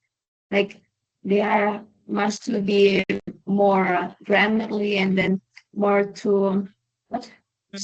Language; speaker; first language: English; non-native, learner; Indonesian